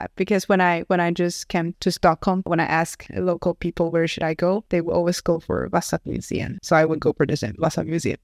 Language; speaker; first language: English; non-native, fluent; Chinese